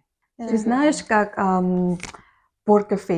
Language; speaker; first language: Russian; non-native, learner; Vietnamese